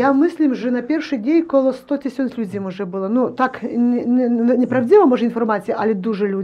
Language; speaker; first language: Polish; non-native, learner; Ukrainian